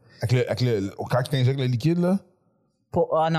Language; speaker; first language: French; native; French